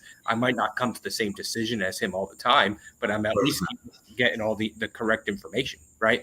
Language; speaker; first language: English; native; English